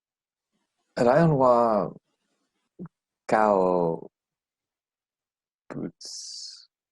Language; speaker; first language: Japanese; non-native, learner; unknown